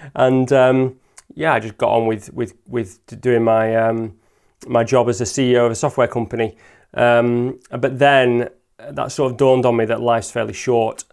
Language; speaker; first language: English; native; English